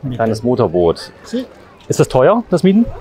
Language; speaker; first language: German; native; German